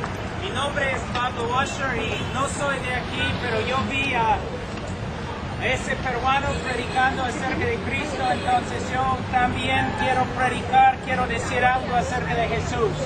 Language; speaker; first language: Spanish; non-native, fluent; English